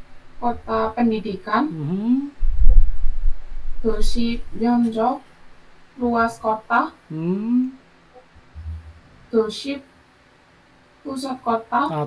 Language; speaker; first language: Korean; non-native, learner; Indonesian